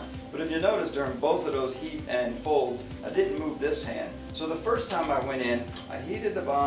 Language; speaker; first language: English; native; English